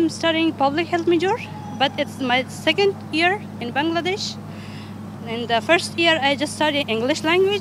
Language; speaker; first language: English; non-native, learner; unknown